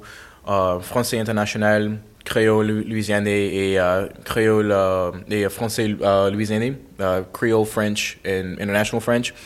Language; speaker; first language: French; non-native, fluent; English